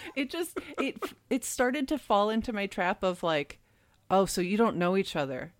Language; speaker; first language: English; native; English